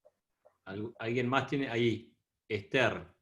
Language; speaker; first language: Spanish; native; Spanish